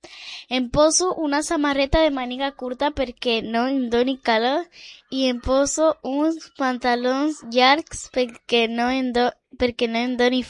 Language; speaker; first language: Catalan; non-native, learner; Spanish